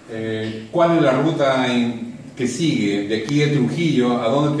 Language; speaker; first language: Spanish; native; Spanish